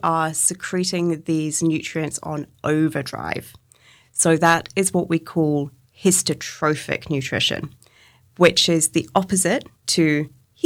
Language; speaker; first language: English; native; English